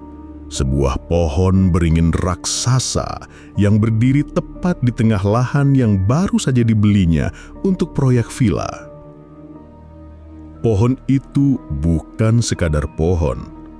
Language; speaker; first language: Indonesian; native; Indonesian